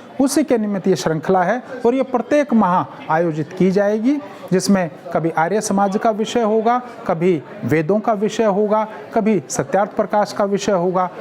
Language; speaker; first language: Hindi; native; Hindi